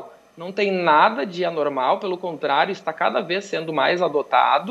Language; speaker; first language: Portuguese; native; Portuguese